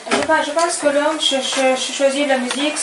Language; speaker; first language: French; non-native, learner; Ukrainian